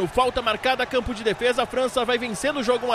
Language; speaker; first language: Portuguese; native; Portuguese